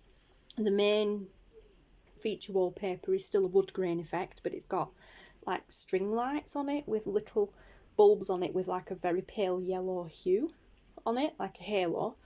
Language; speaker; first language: English; native; English